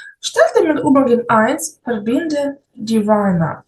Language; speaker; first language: German; non-native, fluent; Ukrainian